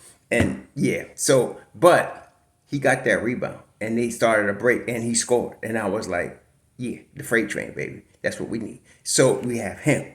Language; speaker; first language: English; native; English